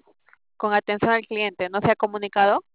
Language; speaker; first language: Spanish; native; Spanish